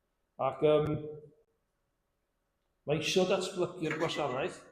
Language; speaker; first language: Welsh; native; Welsh